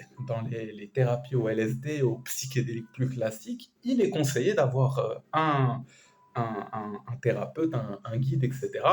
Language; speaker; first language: French; native; French